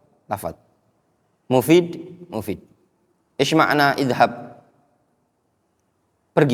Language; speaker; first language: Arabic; non-native, fluent; Indonesian